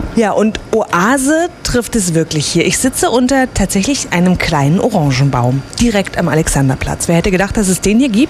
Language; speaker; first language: German; native; German